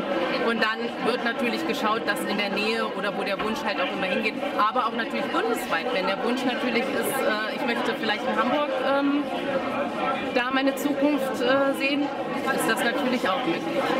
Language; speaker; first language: German; native; German